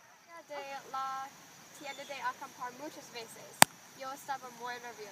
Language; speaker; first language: Spanish; non-native, learner; English